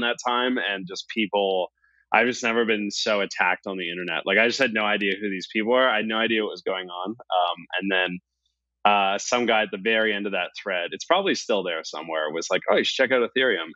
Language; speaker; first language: English; native; English